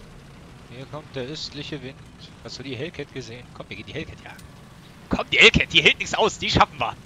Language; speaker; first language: German; native; German